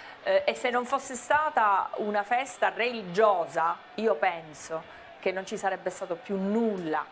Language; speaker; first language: Italian; native; Italian